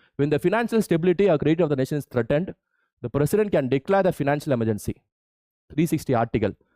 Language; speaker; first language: English; non-native, local second language; Tamil